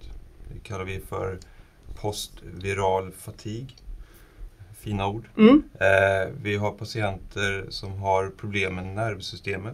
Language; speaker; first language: Swedish; non-native, fluent; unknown